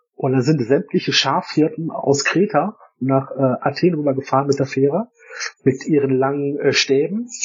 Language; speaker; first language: German; native; German